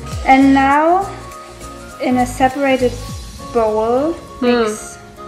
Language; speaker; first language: English; non-native, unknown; German